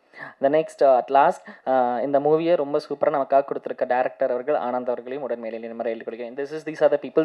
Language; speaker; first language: Tamil; native; Tamil